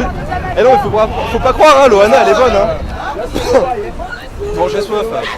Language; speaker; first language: French; native; French